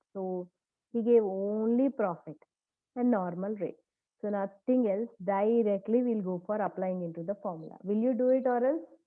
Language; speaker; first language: English; non-native, local second language; Telugu